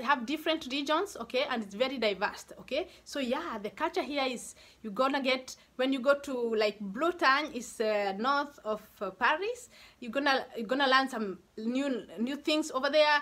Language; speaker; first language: English; non-native, local second language; Kikuyu